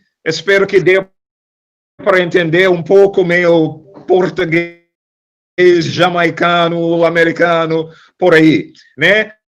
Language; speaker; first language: Portuguese; non-native, fluent; English